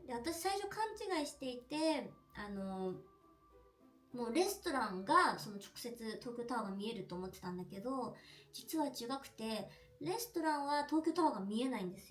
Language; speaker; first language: Japanese; native; Japanese